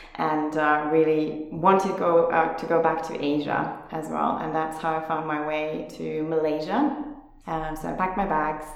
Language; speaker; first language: English; non-native, fluent; Finnish